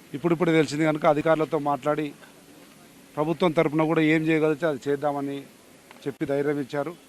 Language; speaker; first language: Telugu; native; Telugu